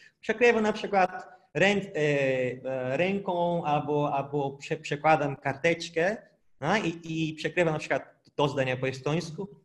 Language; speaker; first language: Polish; non-native, fluent; Portuguese